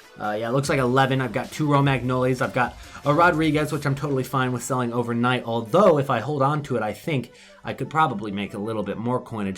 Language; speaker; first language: English; native; English